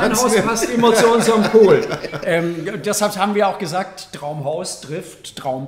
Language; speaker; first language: German; native; German